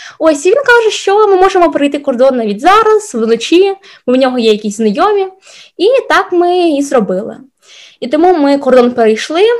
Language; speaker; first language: Ukrainian; non-native, local second language; Russian